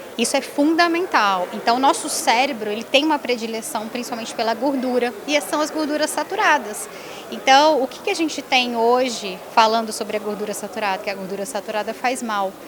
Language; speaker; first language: Portuguese; native; Portuguese